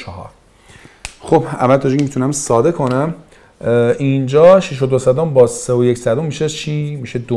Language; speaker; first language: Persian; native; Persian